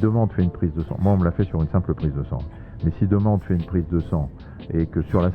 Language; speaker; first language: French; native; French